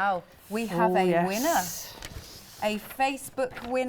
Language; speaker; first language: English; native; English